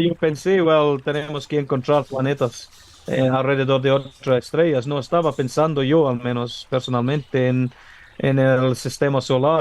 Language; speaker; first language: Spanish; non-native, learner; English